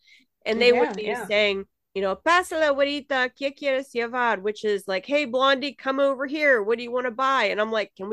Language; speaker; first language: English; native; English